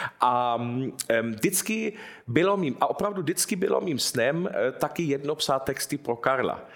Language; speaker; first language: Czech; early bilingual, heritage; Czech